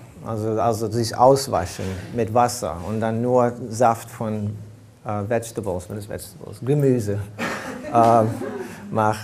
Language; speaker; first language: German; early bilingual, heritage; German